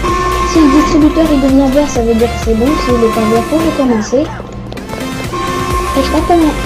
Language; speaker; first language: French; native; French